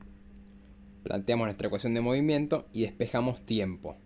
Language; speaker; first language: Spanish; native; Spanish